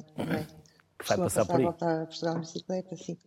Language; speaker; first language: Portuguese; native; Portuguese